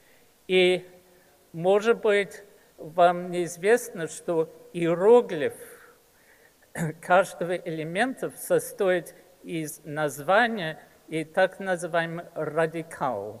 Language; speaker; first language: Russian; early bilingual, heritage; English